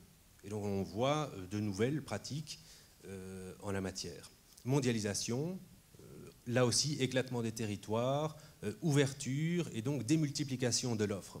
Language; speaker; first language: French; native; French